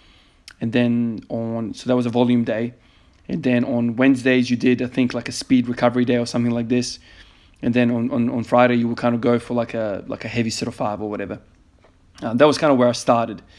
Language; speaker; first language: English; native; English